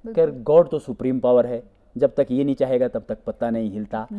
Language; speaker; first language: Hindi; native; Hindi